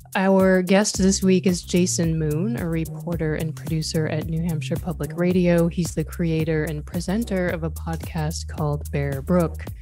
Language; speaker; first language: English; native; English